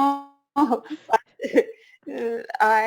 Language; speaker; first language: English; non-native, learner; Persian